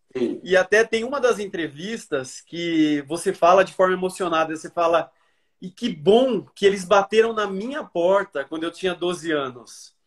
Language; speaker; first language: Portuguese; native; Portuguese